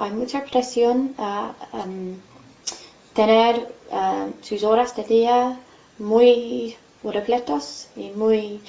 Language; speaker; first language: Spanish; non-native, fluent; English